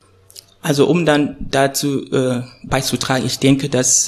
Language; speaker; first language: German; non-native, fluent; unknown